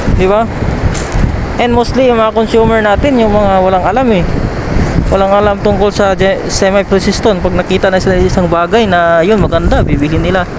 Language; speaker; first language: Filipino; non-native, local second language; Cebuano